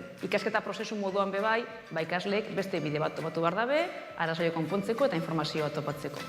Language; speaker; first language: Basque; native; Basque